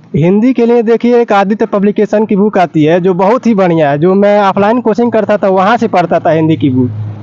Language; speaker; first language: Hindi; native; Hindi